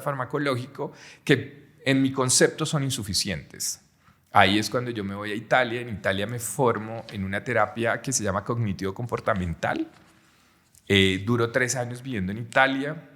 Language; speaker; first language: Spanish; native; Spanish